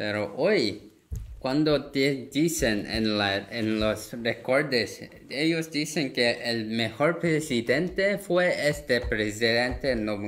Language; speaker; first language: Spanish; non-native, fluent; Korean